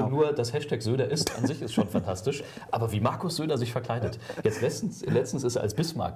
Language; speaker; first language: German; native; German